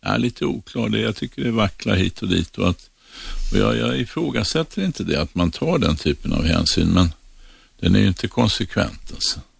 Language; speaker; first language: Swedish; native; Swedish